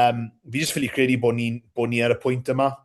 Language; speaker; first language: Welsh; native; Welsh